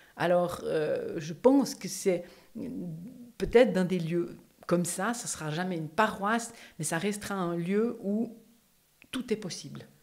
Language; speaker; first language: French; native; French